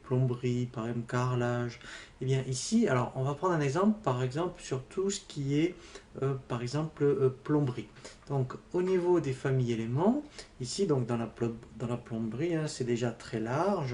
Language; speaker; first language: French; native; French